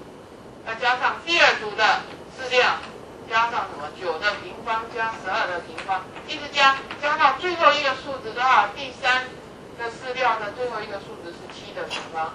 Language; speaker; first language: Chinese; native; Chinese